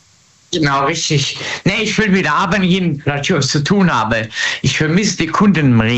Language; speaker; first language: German; native; German